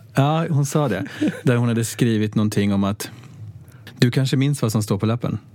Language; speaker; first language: Swedish; native; Swedish